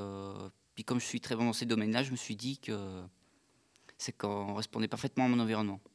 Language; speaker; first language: French; native; French